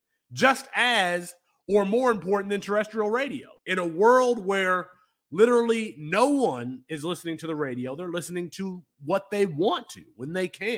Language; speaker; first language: English; native; English